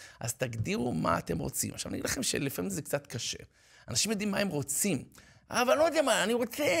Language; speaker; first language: Hebrew; native; Hebrew